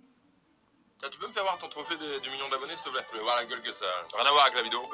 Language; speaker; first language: French; native; French